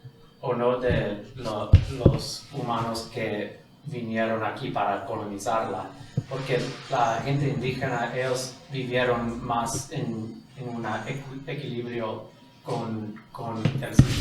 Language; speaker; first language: Spanish; non-native, fluent; English